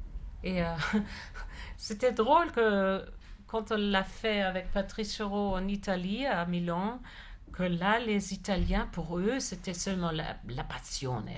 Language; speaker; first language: French; non-native, fluent; German